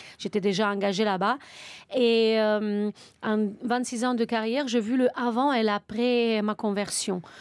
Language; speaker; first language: French; non-native, fluent; Romanian